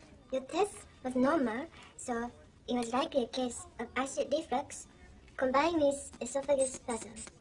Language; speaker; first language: English; non-native, fluent; Japanese